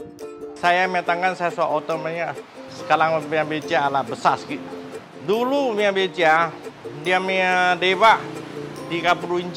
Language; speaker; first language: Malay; non-native, local second language; Min Nan Chinese